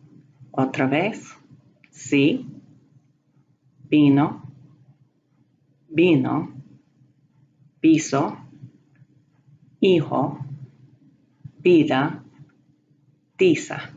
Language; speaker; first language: Spanish; non-native, fluent; English